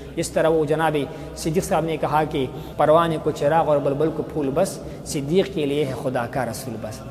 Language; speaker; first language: Urdu; non-native, local second language; Pashto